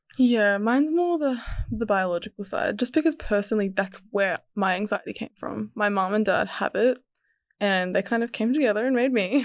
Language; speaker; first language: English; early bilingual, other home language; Serbian